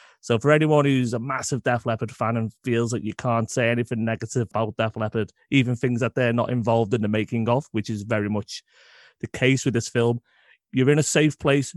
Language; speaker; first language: English; native; English